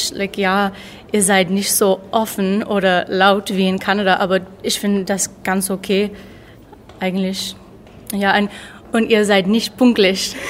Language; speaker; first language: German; non-native, learner; English